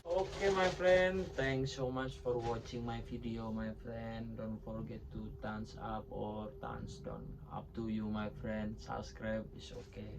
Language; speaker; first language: English; non-native, learner; Indonesian